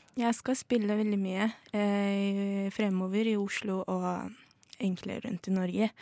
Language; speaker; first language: Norwegian; early bilingual, other home language; Azerbaijani